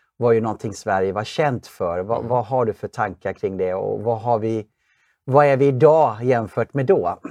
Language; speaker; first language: Swedish; native; Swedish